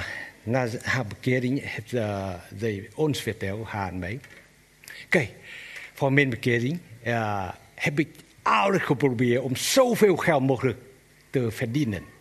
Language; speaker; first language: Dutch; non-native, learner; Vietnamese